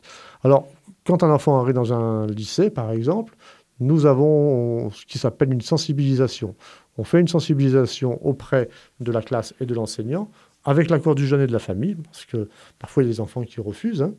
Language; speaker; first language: French; native; French